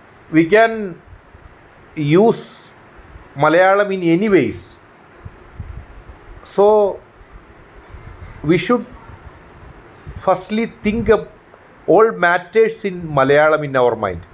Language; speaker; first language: English; non-native, local second language; Malayalam